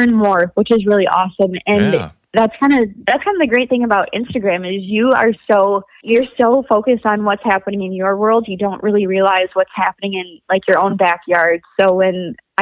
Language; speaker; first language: English; native; English